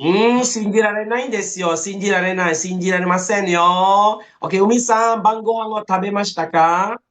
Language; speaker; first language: Japanese; non-native, fluent; Malay